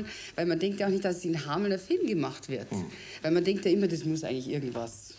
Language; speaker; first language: German; native; German